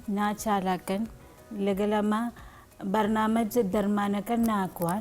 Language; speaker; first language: Central Kurdish; non-native, learner; Persian